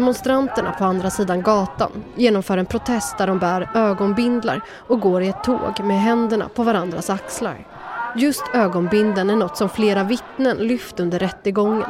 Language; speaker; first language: Swedish; native; Swedish